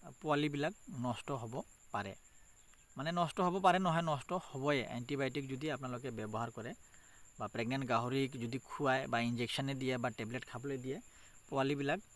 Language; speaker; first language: Assamese; non-native, local second language; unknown